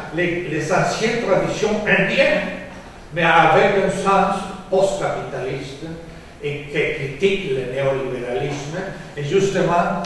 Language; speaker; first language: French; non-native, fluent; Spanish